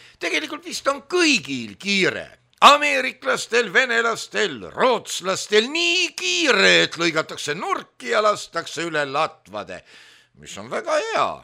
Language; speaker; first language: Estonian; native; Estonian